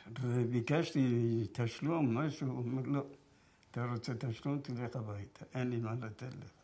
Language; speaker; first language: Hebrew; non-native, fluent; Persian